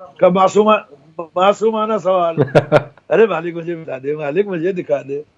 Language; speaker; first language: Urdu; native; Urdu